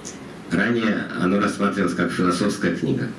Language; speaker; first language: Russian; native; Russian